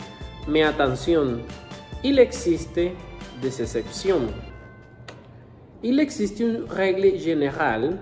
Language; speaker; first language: French; non-native, fluent; Spanish